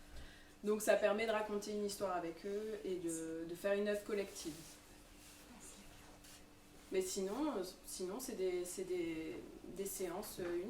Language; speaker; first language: French; native; French